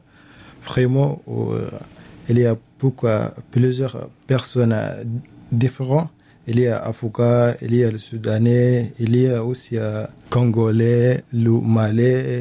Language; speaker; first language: French; non-native, learner; Arabic